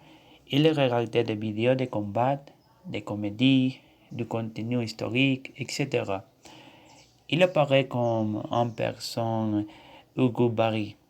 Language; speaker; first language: French; non-native, learner; Spanish